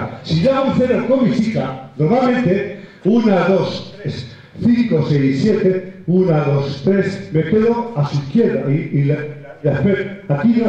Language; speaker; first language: Spanish; native; Spanish